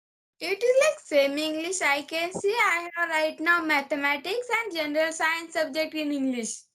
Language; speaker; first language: English; non-native, learner; Marathi